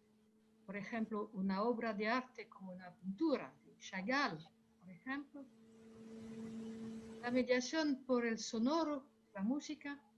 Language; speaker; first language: Spanish; non-native, fluent; French